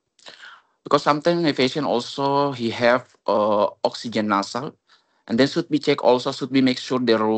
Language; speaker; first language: English; non-native, learner; Indonesian